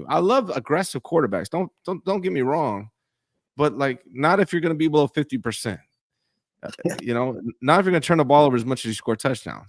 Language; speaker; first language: English; native; English